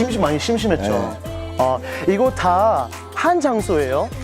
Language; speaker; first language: Korean; non-native, fluent; English